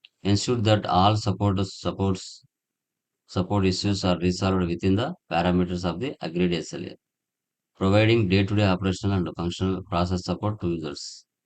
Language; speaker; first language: English; non-native, local second language; Telugu